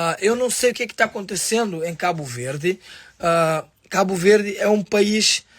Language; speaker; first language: Portuguese; non-native, local second language; Kabuverdianu